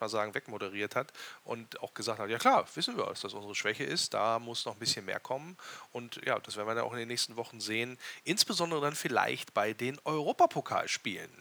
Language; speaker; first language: German; native; German